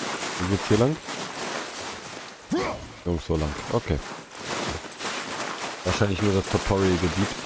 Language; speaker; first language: German; native; German